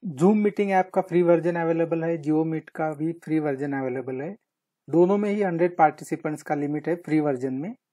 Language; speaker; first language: Hindi; non-native, local second language; Marathi